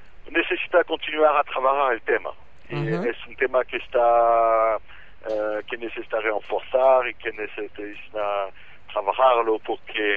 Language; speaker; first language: Spanish; non-native, fluent; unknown